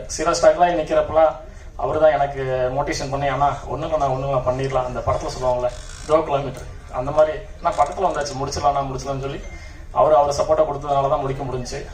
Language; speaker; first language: Tamil; native; Tamil